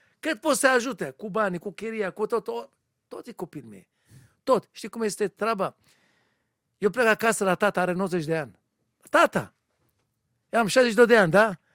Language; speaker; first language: Romanian; non-native, learner; Hebrew